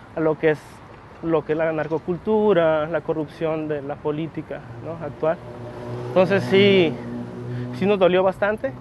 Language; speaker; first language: Spanish; native; Spanish